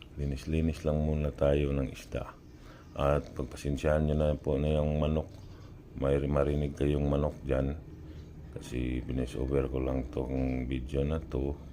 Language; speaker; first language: Filipino; non-native, local second language; Cebuano